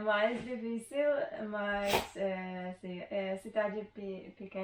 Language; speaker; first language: Portuguese; non-native, learner; Polish